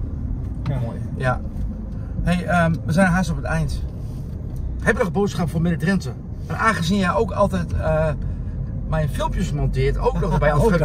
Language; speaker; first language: Dutch; native; Dutch